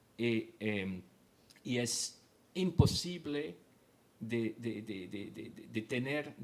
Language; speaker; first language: Spanish; non-native, fluent; French